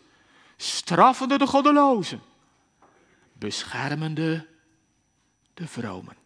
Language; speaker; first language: Dutch; native; Dutch